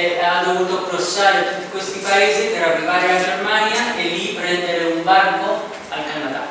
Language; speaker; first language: Italian; non-native, fluent; Spanish